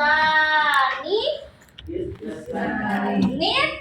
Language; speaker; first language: Arabic; non-native, fluent; Indonesian